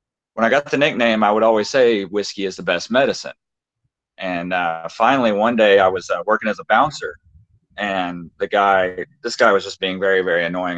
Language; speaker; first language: English; native; English